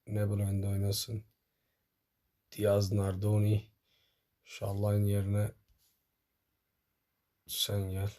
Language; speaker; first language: Turkish; native; Turkish